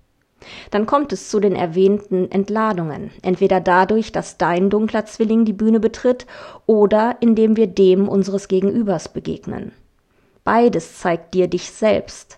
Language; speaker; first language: German; native; German